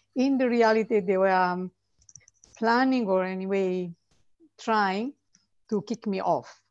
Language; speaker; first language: English; non-native, fluent; Italian